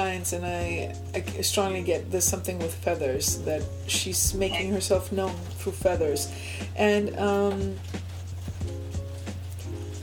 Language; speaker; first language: English; non-native, fluent; German